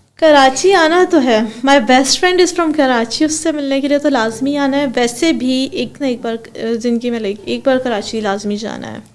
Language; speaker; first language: Urdu; early bilingual, heritage; Urdu